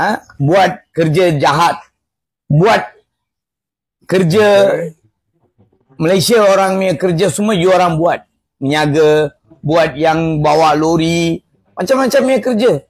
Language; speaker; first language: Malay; non-native, local second language; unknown